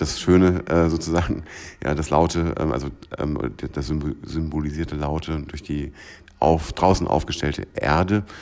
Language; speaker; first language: German; native; German